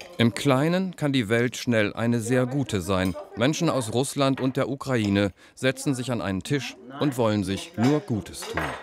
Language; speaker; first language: German; native; German